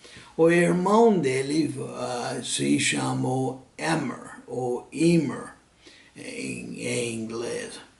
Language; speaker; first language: Portuguese; non-native, fluent; English